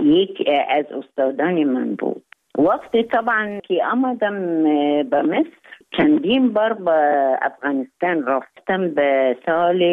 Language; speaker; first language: Persian; non-native, learner; Arabic